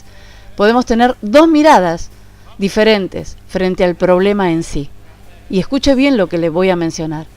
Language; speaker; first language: Spanish; native; Spanish